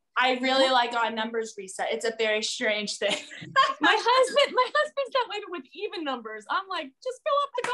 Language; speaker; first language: English; native; English